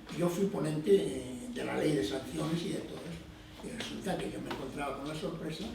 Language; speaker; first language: Spanish; non-native, local second language; Galician